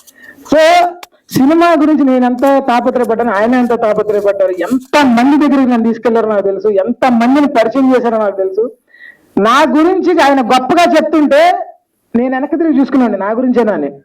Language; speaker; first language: Telugu; native; Telugu